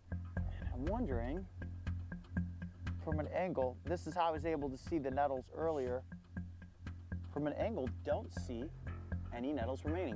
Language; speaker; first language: English; native; English